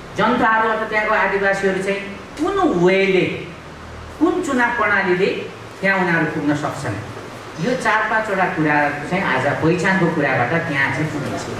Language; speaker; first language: Nepali; non-native, local second language; Limbu